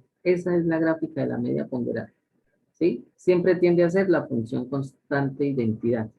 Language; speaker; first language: Spanish; native; Spanish